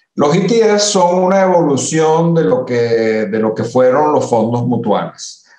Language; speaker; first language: Spanish; early bilingual, other home language; Italian